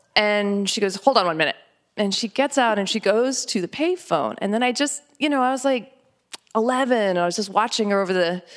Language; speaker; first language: English; native; English